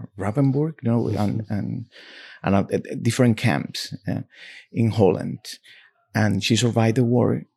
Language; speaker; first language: English; non-native, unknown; Spanish